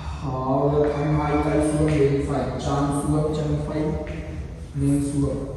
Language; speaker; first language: Vietnamese; non-native, learner; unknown